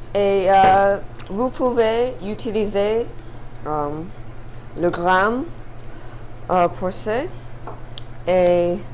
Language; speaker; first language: French; non-native, learner; English